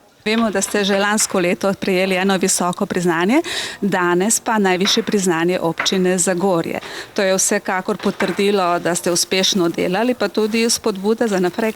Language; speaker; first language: Slovenian; native; Slovenian